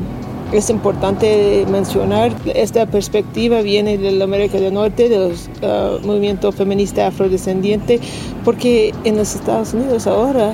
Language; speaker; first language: Spanish; non-native, learner; English